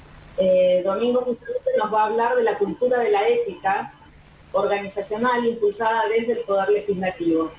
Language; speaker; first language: Spanish; native; Spanish